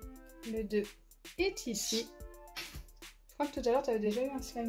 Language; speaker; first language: French; native; French